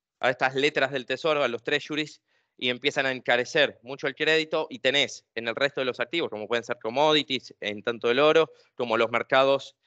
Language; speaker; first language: Spanish; native; Spanish